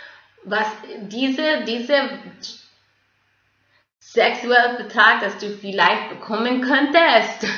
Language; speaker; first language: German; non-native, fluent; English